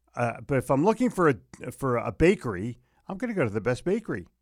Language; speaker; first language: English; native; English